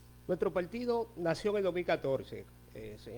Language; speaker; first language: Spanish; native; Spanish